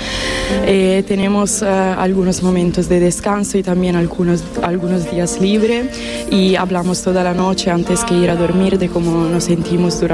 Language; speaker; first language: Spanish; non-native, fluent; Italian